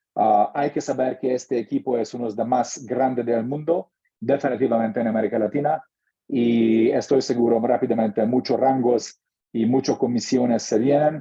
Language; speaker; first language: Spanish; non-native, learner; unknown